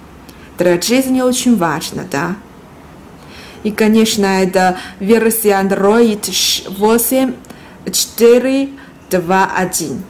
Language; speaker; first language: Russian; non-native, learner; Chinese